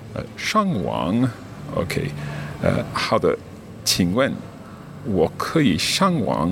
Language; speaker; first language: Chinese; non-native, learner; English